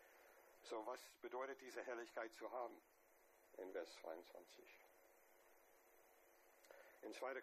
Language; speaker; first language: German; non-native, fluent; English